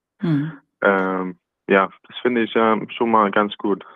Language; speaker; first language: German; non-native, learner; Danish